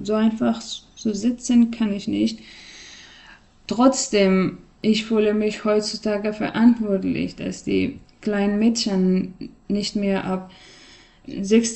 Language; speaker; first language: German; non-native, learner; Persian